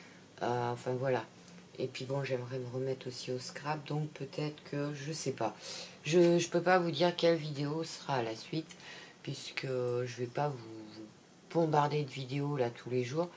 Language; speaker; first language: French; native; French